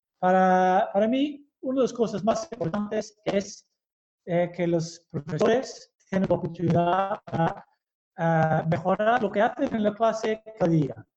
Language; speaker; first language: Spanish; early bilingual, heritage; Basque